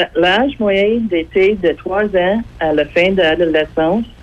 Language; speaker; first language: French; non-native, fluent; English